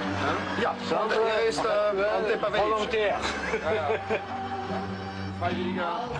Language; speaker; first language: German; non-native, learner; French